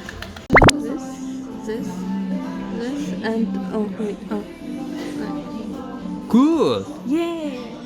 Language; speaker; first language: English; non-native, learner; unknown